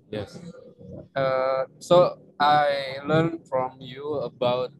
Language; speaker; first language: English; non-native, learner; Indonesian